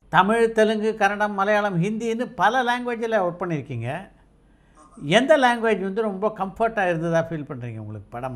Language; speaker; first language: Tamil; native; Tamil